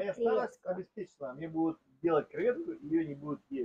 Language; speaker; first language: Russian; native; Russian